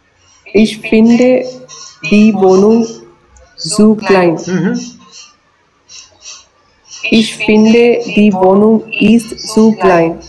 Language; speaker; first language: German; non-native, learner; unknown